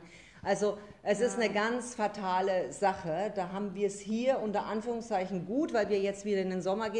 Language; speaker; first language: German; native; German